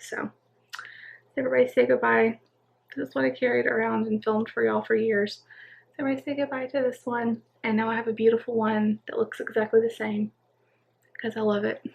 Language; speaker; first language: English; native; English